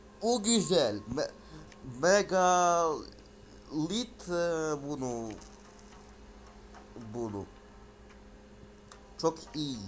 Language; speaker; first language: Turkish; non-native, learner; Russian